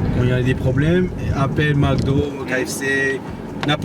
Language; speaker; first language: French; non-native, learner; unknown